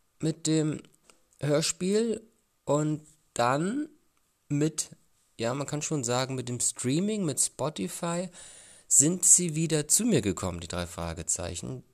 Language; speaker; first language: German; native; German